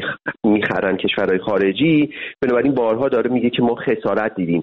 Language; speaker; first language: Persian; native; Persian